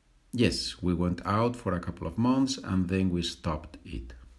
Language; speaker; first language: English; non-native, fluent; Spanish